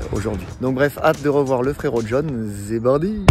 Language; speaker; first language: French; native; French